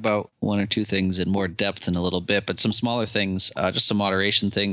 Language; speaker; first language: English; native; English